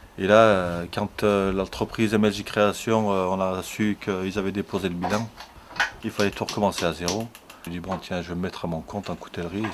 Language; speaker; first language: French; early bilingual, other home language; Turkish